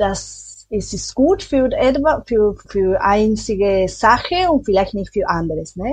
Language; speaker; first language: German; non-native, learner; Spanish